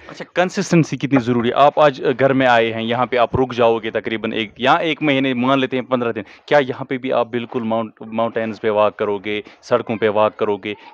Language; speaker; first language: Hindi; non-native, local second language; Kashmiri